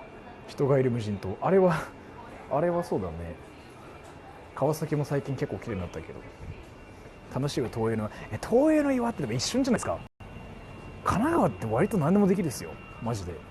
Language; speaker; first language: Japanese; native; Japanese